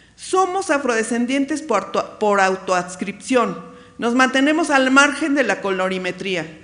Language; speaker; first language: Spanish; native; Spanish